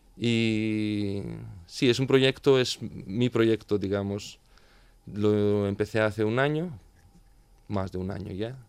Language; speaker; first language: Spanish; non-native, fluent; Greek